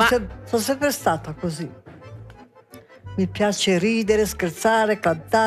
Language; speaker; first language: Italian; native; Italian